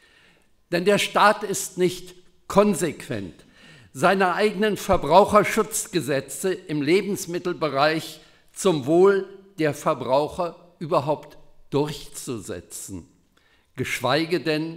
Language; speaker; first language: German; native; German